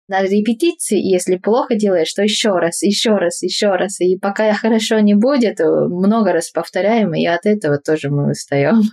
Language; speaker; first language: Russian; non-native, fluent; Japanese